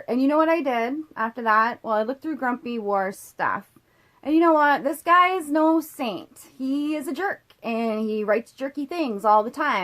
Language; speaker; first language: English; native; English